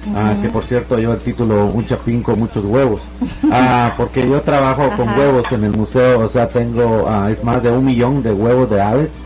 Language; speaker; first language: Spanish; native; Spanish